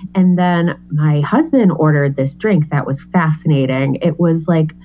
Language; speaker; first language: English; native; English